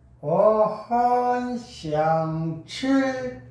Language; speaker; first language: Chinese; non-native, learner; Korean